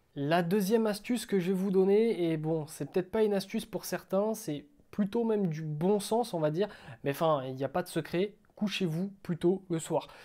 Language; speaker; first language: French; native; French